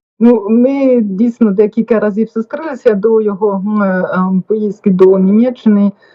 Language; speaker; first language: Ukrainian; non-native, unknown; German